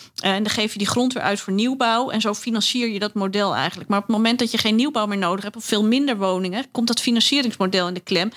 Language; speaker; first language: Dutch; native; Dutch